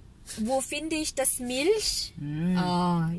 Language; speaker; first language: German; non-native, learner; Filipino